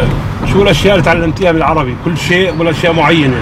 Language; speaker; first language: Arabic; native; Arabic